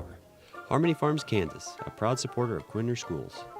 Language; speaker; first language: English; native; English